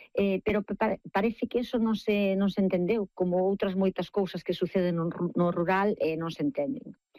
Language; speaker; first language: Galician; native; Galician